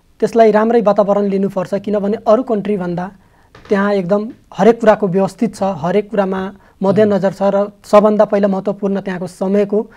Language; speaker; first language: Nepali; non-native, local second language; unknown